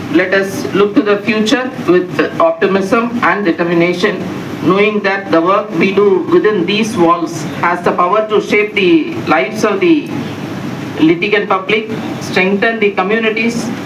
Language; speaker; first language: English; non-native, local second language; Tamil